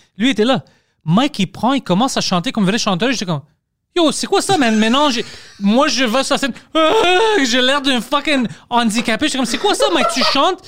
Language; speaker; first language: French; early bilingual, other home language; Greek